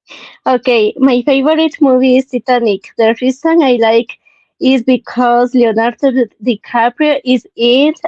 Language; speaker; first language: English; non-native, learner; Spanish